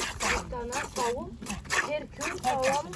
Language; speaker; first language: Turkish; non-native, learner; Russian